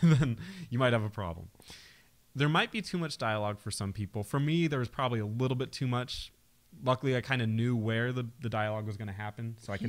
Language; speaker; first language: English; native; English